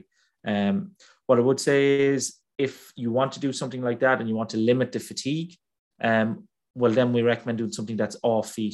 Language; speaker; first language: English; native; English